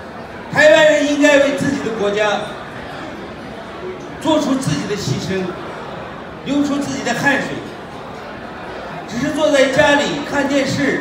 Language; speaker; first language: Chinese; non-native, local second language; Uyghur